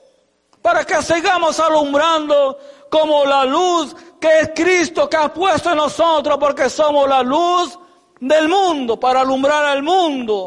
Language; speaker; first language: Spanish; native; Spanish